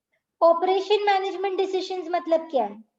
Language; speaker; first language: Hindi; native; Hindi